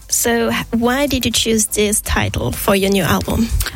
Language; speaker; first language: English; non-native, fluent; French